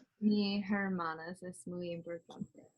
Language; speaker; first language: Spanish; non-native, learner; English